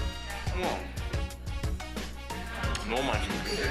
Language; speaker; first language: Korean; early bilingual, heritage; Korean